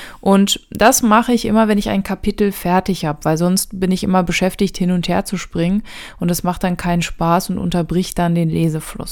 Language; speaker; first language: German; native; German